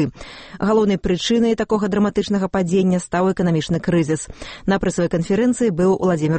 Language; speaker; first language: Belarusian; native; Belarusian